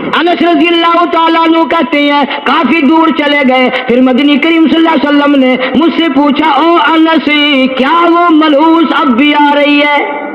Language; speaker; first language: Urdu; non-native, local second language; Saraiki